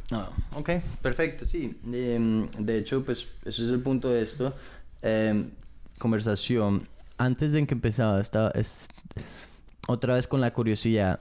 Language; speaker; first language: Spanish; early bilingual, heritage; Spanish